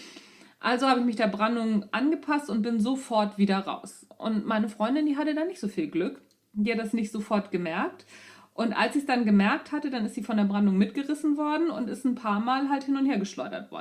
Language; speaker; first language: German; native; German